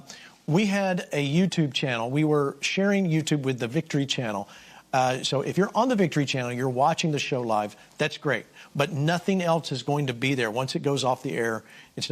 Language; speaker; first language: English; native; English